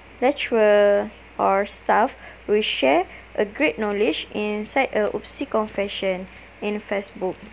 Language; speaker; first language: English; non-native, learner; Malay